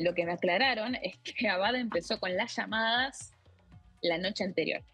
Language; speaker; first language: Spanish; native; Spanish